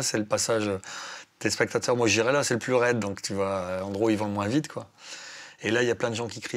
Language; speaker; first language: French; native; French